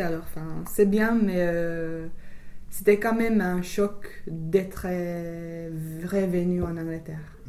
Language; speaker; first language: French; non-native, fluent; English